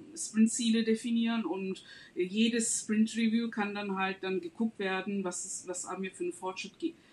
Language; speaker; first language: German; non-native, fluent; Turkish